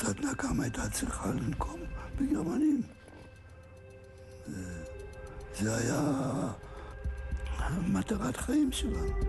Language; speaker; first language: Hebrew; non-native, fluent; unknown